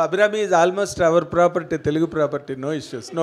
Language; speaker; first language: Telugu; native; Telugu